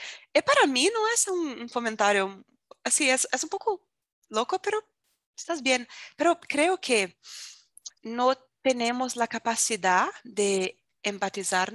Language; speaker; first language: Spanish; non-native, fluent; Portuguese